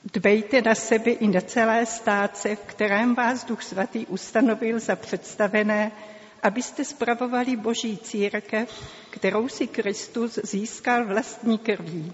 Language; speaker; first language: Czech; native; Czech